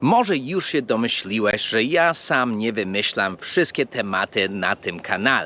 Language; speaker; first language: Polish; early bilingual, heritage; English